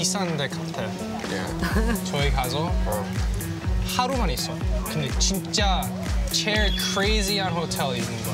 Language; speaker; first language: Korean; early bilingual, heritage; English